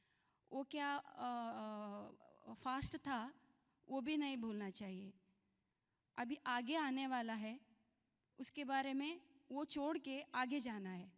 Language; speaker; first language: Hindi; non-native, local second language; Kannada